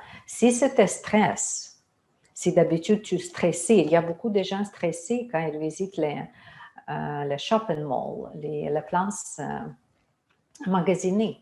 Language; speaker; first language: French; non-native, fluent; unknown